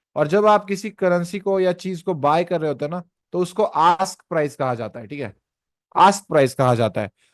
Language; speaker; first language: Hindi; non-native, local second language; Marathi